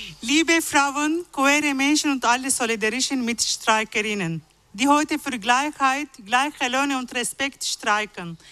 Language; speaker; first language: German; non-native, fluent; Arabic